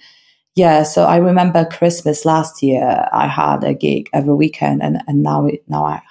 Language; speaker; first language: English; non-native, fluent; Polish